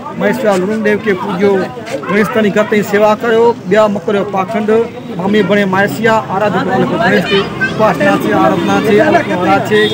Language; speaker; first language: Gujarati; non-native, local second language; Kachhi